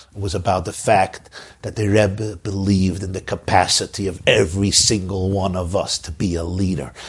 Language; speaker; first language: English; native; English